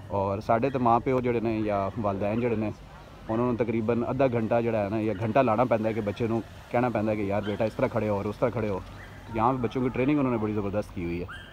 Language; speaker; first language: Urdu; non-native, local second language; Punjabi